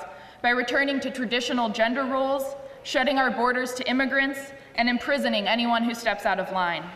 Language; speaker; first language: English; native; English